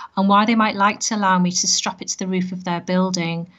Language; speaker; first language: English; native; English